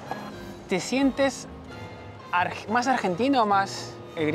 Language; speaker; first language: Spanish; native; Spanish